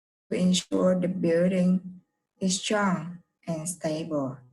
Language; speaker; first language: English; non-native, learner; Vietnamese